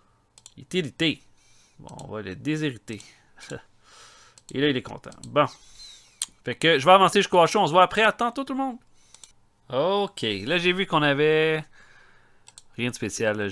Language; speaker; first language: French; native; French